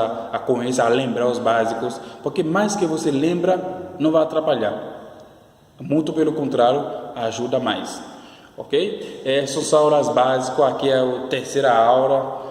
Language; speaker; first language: Portuguese; non-native, fluent; Haitian Creole